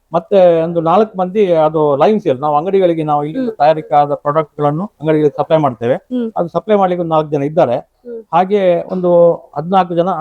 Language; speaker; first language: Kannada; non-native, local second language; Konkani